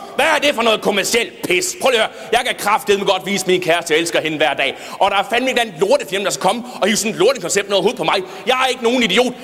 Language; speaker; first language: Danish; native; Danish